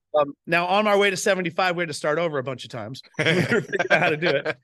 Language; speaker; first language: English; native; English